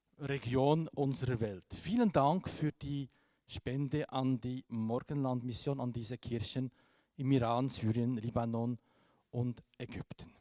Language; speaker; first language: German; non-native, fluent; French